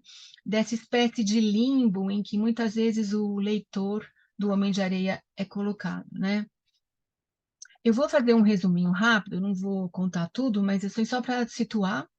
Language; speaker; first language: Portuguese; non-native, fluent; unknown